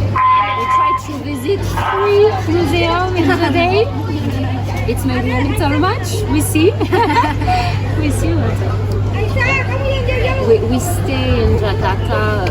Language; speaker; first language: English; non-native, learner; French